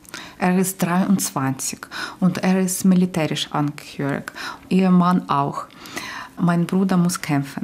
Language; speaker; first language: German; non-native, local second language; Ukrainian